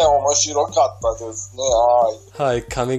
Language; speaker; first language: Japanese; non-native, fluent; Persian